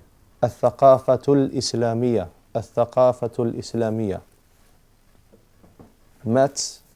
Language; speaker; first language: Arabic; non-native, fluent; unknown